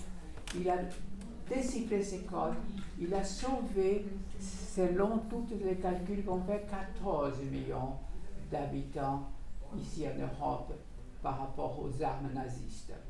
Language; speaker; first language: French; non-native, fluent; Portuguese